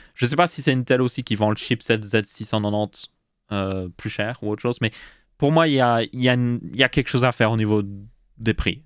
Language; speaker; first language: French; native; French